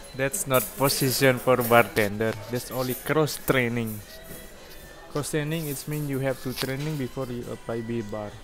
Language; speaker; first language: English; non-native, learner; Indonesian